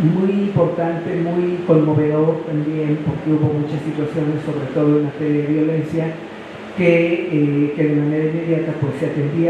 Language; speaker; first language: Spanish; native; Spanish